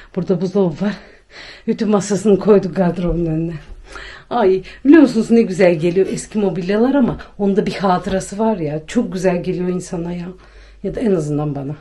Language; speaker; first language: Turkish; native; Turkish